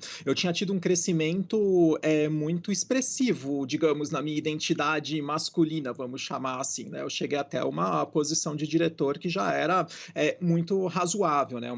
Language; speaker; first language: Portuguese; native; Portuguese